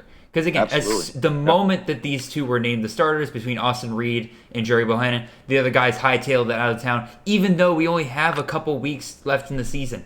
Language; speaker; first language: English; native; English